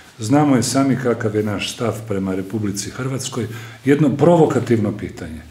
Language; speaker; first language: Croatian; native; Croatian